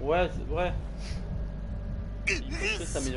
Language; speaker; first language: French; native; French